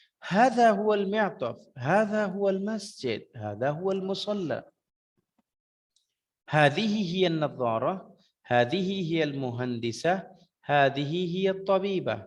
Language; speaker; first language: Arabic; non-native, fluent; Urdu